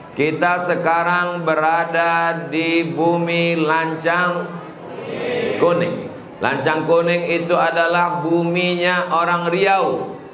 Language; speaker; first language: Indonesian; native; Indonesian